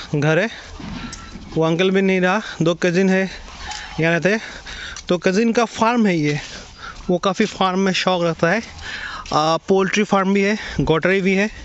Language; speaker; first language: Hindi; non-native, local second language; Assamese